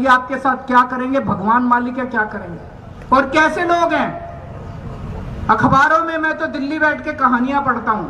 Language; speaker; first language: Hindi; native; Hindi